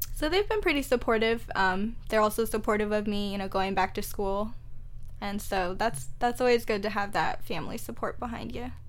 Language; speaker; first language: English; native; English